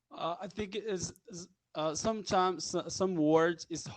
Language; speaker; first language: English; non-native, learner; Portuguese